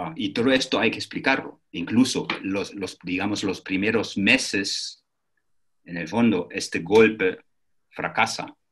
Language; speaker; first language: Spanish; non-native, fluent; German